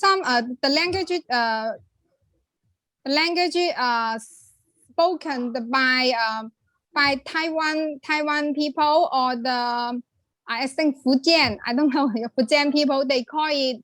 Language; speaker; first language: English; non-native, learner; Chinese